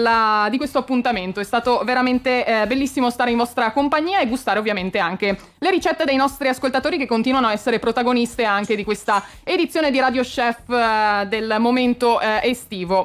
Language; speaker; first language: Italian; native; Italian